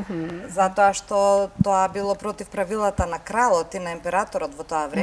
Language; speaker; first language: Macedonian; native; Macedonian